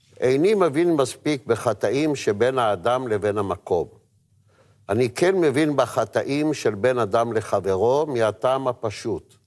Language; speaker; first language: Hebrew; native; Hebrew